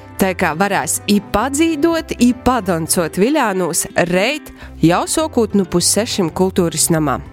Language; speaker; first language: Latvian; native; Latvian